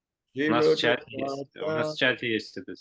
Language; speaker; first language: Russian; native; Russian